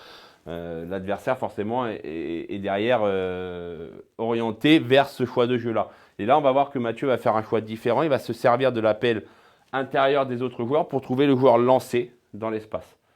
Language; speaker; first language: French; native; French